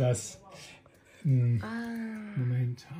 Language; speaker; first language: German; non-native, fluent; Italian